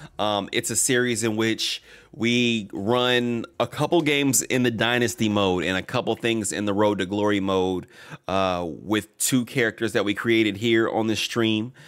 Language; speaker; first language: English; native; English